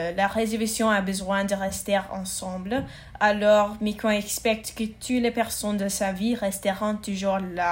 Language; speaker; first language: French; non-native, learner; English